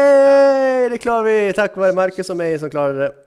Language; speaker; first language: Swedish; native; Swedish